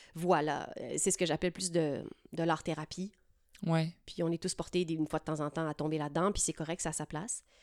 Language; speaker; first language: French; native; French